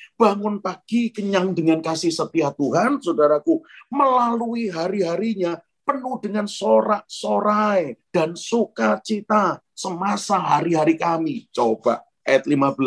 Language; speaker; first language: Indonesian; native; Indonesian